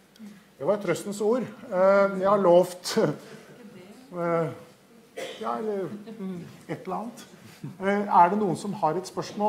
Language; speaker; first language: Norwegian; native; Norwegian